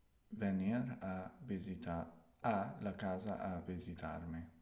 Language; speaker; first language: Spanish; non-native, learner; English